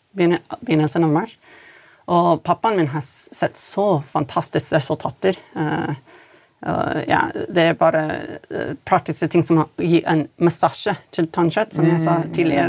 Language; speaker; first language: Norwegian; non-native, fluent; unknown